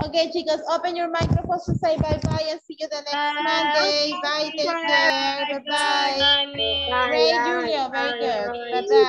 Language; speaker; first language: English; non-native, fluent; Spanish